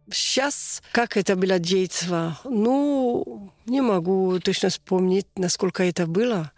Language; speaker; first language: Russian; non-native, learner; French